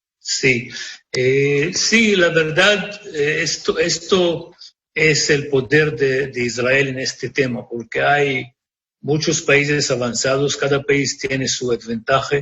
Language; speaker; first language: Spanish; non-native, fluent; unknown